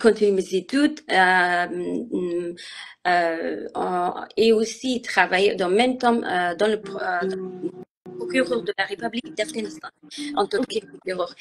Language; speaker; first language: French; non-native, learner; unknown